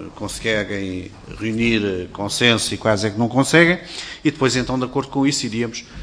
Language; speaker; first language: Portuguese; native; Portuguese